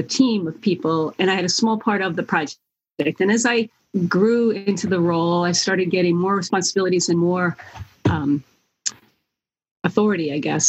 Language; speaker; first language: English; native; English